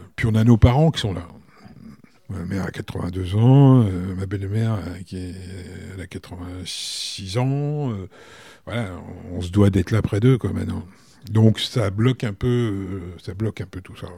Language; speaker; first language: French; native; French